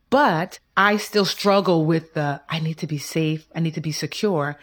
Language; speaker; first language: English; early bilingual, other home language; Yoruba